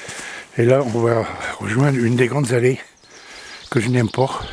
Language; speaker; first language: French; native; French